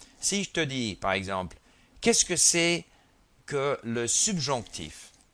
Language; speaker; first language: French; native; French